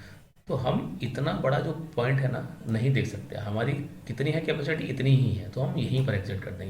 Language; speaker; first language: Hindi; native; Hindi